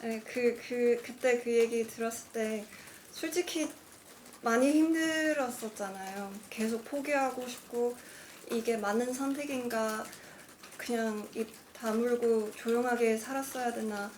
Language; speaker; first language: Korean; non-native, fluent; Cantonese